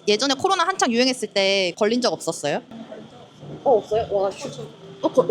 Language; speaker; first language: Korean; native; Korean